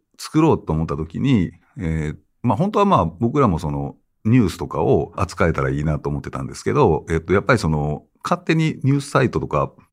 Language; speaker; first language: Japanese; native; Japanese